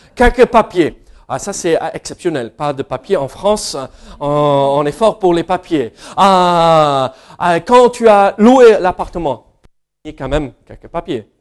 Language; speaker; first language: French; non-native, fluent; English